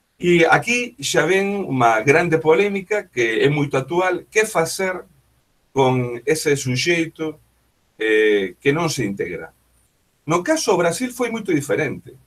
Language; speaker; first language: Galician; native; Galician